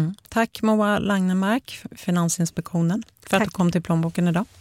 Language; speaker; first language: Swedish; native; Swedish